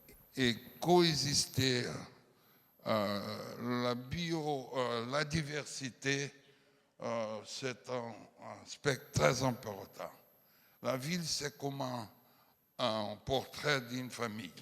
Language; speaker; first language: French; non-native, fluent; Portuguese